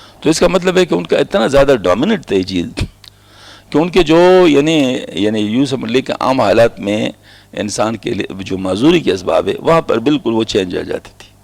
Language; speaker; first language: Urdu; non-native, local second language; Pashto